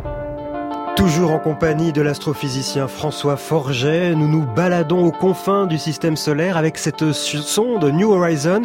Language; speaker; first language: French; native; French